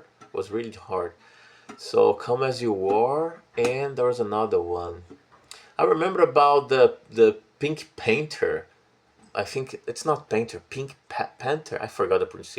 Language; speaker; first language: English; non-native, fluent; Portuguese